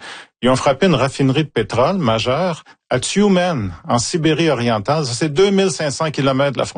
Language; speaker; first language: French; native; French